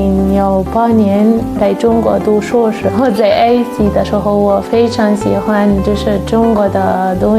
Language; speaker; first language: Chinese; non-native, fluent; Arabic